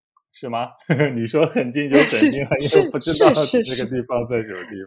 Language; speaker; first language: Chinese; native; Chinese